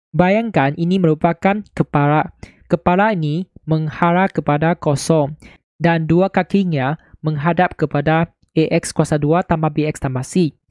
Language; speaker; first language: Malay; non-native, local second language; Chinese